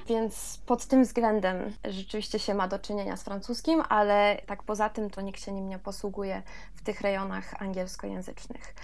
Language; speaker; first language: Polish; early bilingual, heritage; Polish